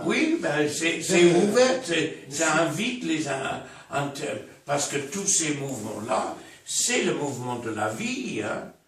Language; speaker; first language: French; non-native, fluent; English